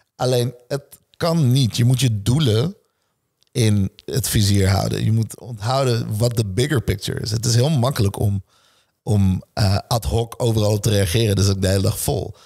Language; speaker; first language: Dutch; early bilingual, other home language; Hebrew